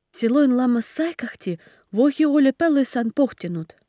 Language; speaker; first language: Finnish; non-native, learner; Ukrainian